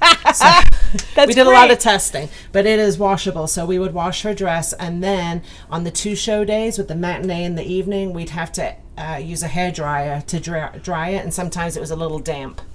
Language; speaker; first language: English; native; English